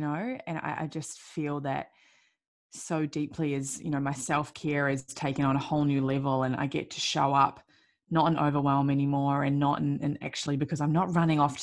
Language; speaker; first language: English; native; English